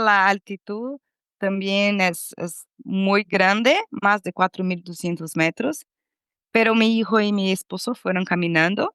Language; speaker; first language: Spanish; non-native, fluent; Portuguese